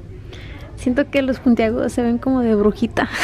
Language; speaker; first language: Spanish; early bilingual, heritage; Spanish